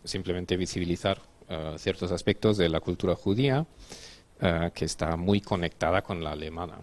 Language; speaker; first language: Spanish; non-native, fluent; German